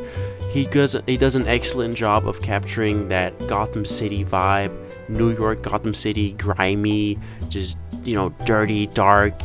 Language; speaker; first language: English; native; English